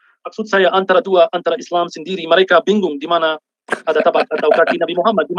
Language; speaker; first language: Indonesian; non-native, fluent; Arabic